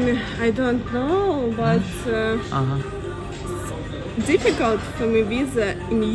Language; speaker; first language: English; non-native, learner; Russian